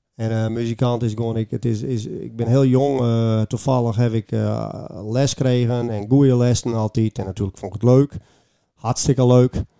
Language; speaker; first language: Dutch; native; Dutch